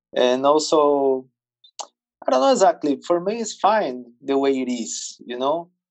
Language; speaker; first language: English; non-native, fluent; Portuguese